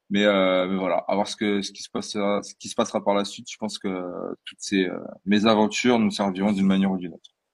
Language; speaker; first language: French; early bilingual, other home language; Portuguese